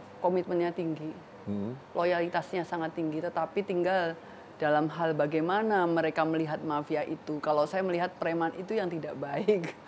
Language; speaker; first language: Indonesian; native; Indonesian